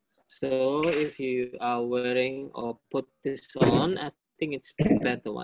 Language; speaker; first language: English; non-native, fluent; Indonesian